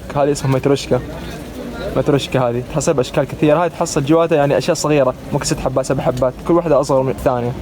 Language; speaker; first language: Arabic; native; Arabic